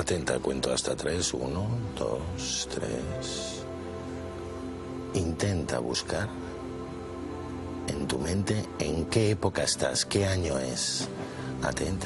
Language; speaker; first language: Spanish; native; Spanish